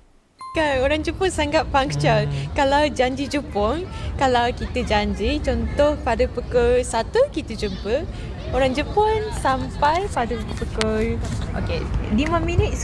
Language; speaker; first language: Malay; non-native, fluent; Japanese